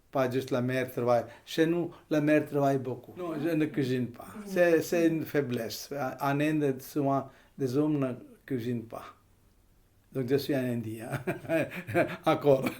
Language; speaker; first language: French; non-native, fluent; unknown